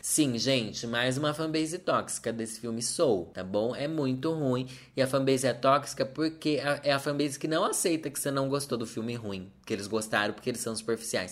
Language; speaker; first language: Portuguese; native; Portuguese